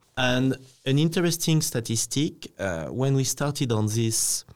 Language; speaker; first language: English; non-native, fluent; French